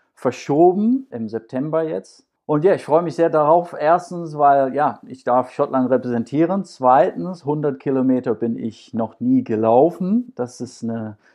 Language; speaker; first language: German; non-native, fluent; English